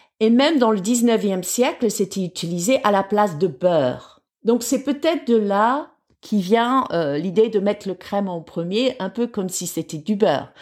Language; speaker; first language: French; non-native, fluent; English